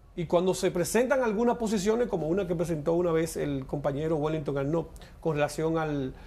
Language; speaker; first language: Spanish; native; Spanish